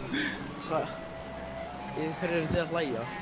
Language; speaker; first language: Icelandic; native; Icelandic